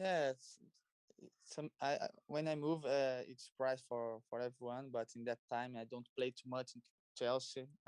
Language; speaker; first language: English; non-native, learner; Portuguese